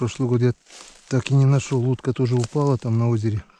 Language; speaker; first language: Russian; native; Russian